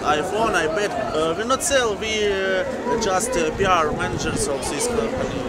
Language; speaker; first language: English; non-native, learner; Russian